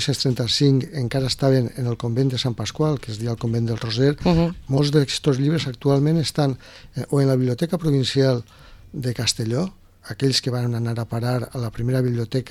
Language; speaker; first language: Catalan; native; Catalan